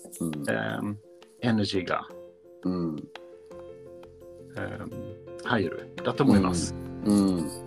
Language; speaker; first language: Japanese; non-native, learner; Swedish